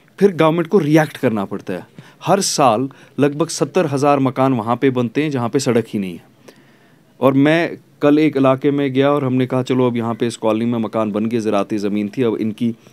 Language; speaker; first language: Hindi; non-native, local second language; Kashmiri